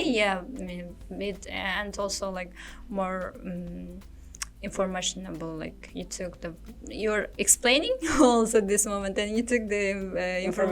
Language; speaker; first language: English; non-native, learner; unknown